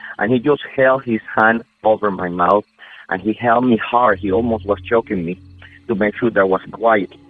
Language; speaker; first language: English; non-native, fluent; Spanish